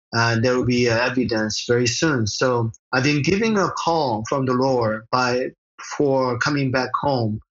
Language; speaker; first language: English; early bilingual, other home language; Korean